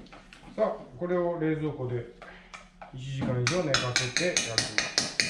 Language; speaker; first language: Japanese; native; Japanese